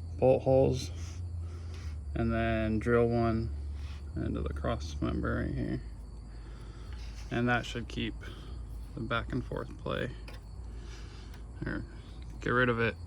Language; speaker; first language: English; native; English